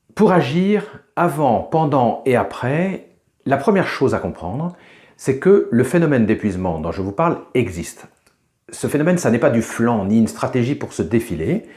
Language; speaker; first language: French; native; French